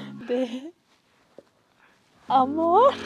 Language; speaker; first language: Spanish; non-native, learner; English